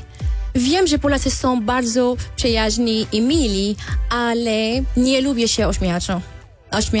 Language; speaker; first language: Polish; non-native, learner; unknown